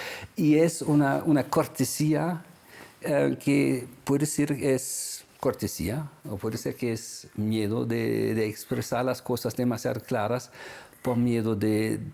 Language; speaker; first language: Spanish; non-native, fluent; German